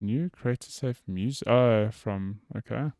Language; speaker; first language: English; native; English